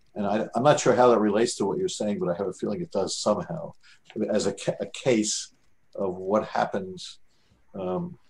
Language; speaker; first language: English; native; English